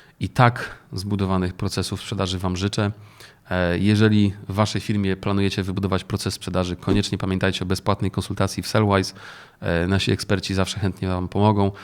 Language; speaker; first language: Polish; native; Polish